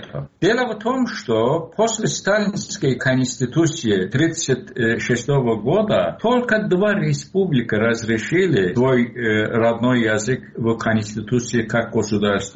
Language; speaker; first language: Russian; non-native, local second language; Azerbaijani